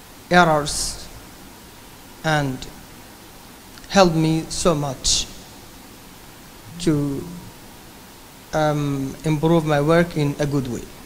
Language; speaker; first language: English; non-native, fluent; Arabic